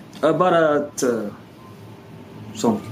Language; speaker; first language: Swedish; non-native, learner; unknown